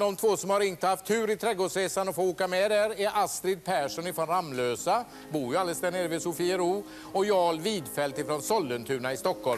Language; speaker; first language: Swedish; native; Swedish